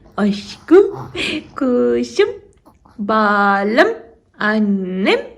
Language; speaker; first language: Turkish; early bilingual, heritage; Turkish